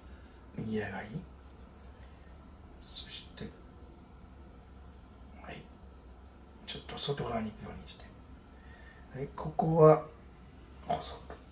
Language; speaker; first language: Japanese; native; Japanese